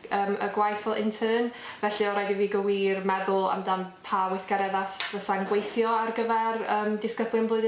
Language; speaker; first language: Welsh; native; Welsh